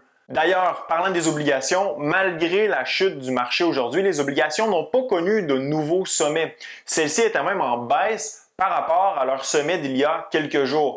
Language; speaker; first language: French; native; French